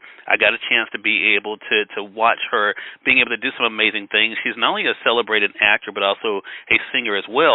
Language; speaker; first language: English; native; English